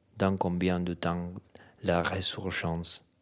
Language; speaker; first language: French; non-native, learner; Spanish